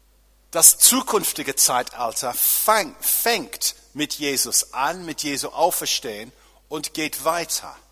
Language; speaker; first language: German; non-native, fluent; English